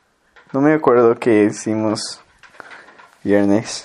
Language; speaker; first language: Spanish; non-native, learner; English